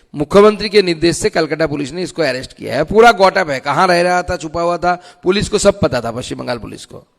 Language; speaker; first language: Hindi; non-native, local second language; Bangla